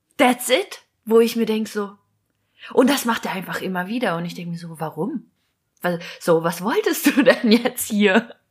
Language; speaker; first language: German; early bilingual, other home language; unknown